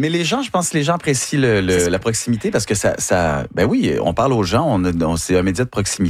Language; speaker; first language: French; native; French